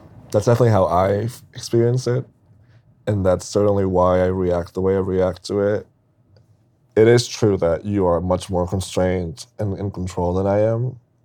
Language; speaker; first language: English; non-native, fluent; Spanish